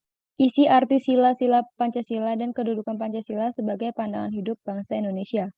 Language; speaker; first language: Indonesian; native; Indonesian